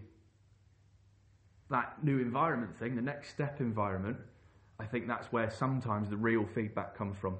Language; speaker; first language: English; native; English